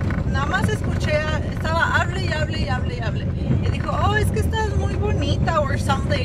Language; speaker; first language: Spanish; early bilingual, heritage; Spanish